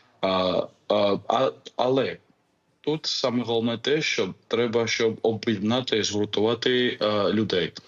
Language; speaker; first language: Ukrainian; non-native, fluent; Georgian